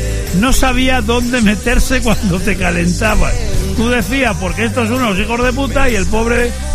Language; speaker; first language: Spanish; native; Spanish